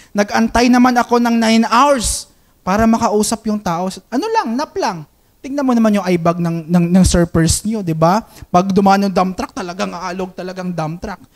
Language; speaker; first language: Filipino; non-native, local second language; Hiligaynon